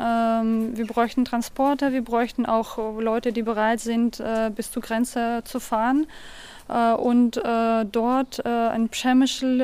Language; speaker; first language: German; non-native, fluent; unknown